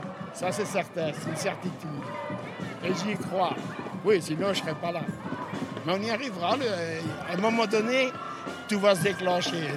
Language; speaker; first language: French; early bilingual, other home language; Spanish